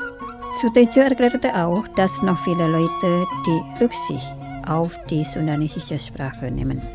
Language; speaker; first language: German; non-native, fluent; Indonesian